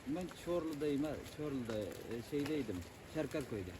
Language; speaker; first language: Turkish; non-native, learner; Persian